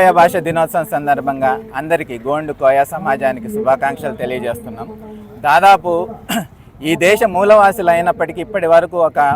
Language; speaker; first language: Telugu; non-native, local second language; Koya